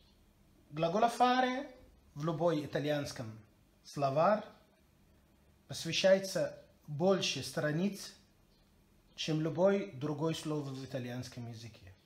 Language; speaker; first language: Russian; non-native, learner; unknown